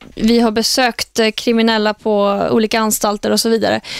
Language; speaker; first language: Swedish; native; Swedish